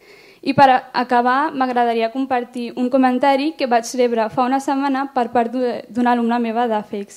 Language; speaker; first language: Catalan; early bilingual, other home language; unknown